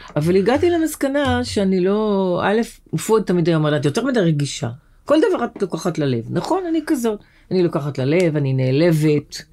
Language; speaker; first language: Hebrew; native; Hebrew